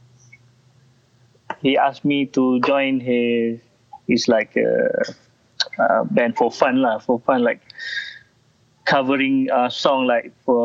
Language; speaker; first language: English; non-native, local second language; Malay